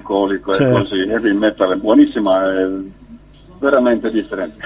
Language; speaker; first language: Italian; non-native, learner; Finnish